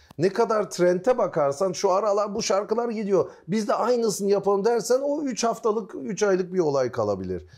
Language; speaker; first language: Turkish; early bilingual, heritage; Turkish